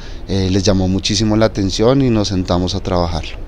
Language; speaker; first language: Spanish; native; Spanish